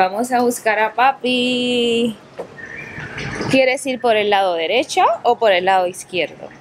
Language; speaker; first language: Spanish; native; Spanish